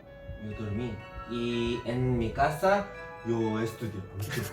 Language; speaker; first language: Spanish; non-native, learner; Korean